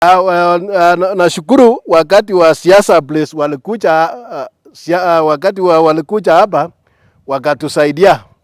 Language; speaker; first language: Swahili; non-native, local second language; Kalenjin